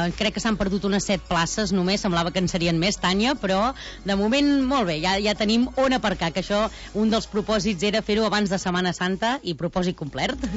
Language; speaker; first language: Catalan; native; Catalan